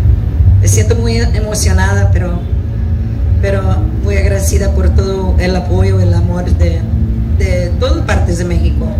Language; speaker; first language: Spanish; early bilingual, heritage; English